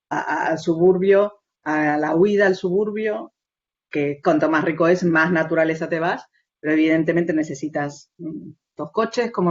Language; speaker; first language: Spanish; native; Spanish